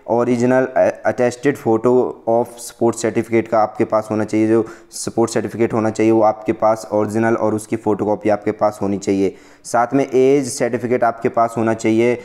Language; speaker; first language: Hindi; native; Hindi